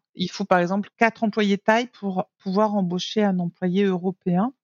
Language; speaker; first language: French; native; French